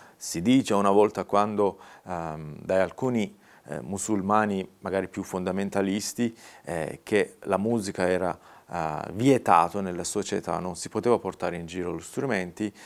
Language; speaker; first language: Italian; non-native, fluent; Persian